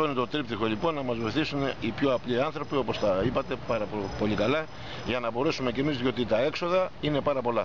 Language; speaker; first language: Greek; native; Greek